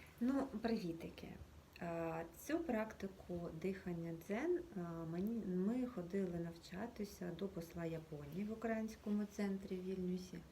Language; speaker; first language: Ukrainian; native; Ukrainian